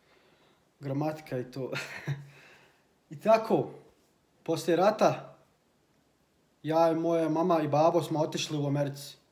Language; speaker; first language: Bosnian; early bilingual, heritage; Bosnian